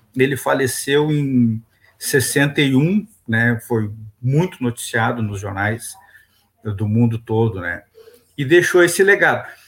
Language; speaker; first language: Portuguese; native; Portuguese